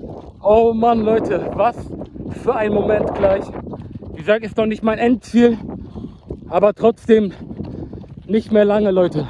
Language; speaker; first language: German; early bilingual, other home language; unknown